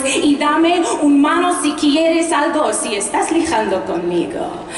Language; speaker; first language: Spanish; non-native, learner; English